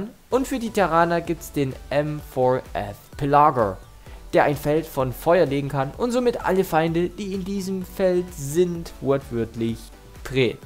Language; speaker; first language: German; native; German